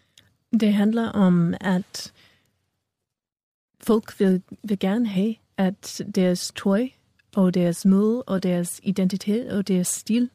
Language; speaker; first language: Danish; non-native, fluent; English